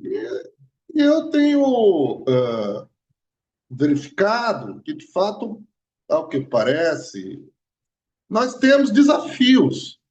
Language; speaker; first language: Portuguese; native; Portuguese